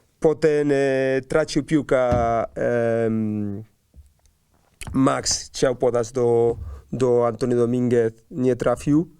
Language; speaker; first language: Polish; non-native, learner; Spanish